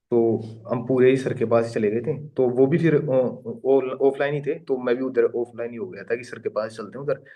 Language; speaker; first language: Hindi; native; Hindi